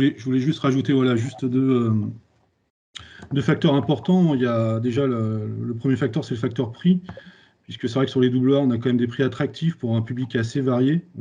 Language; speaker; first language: French; native; French